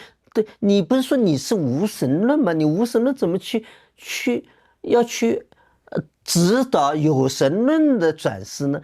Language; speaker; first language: Chinese; native; Chinese